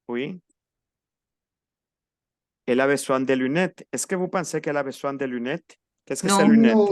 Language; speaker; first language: French; non-native, fluent; Spanish